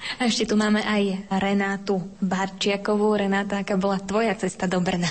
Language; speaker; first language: Slovak; native; Slovak